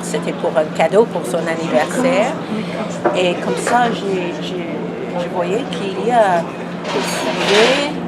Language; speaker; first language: French; non-native, fluent; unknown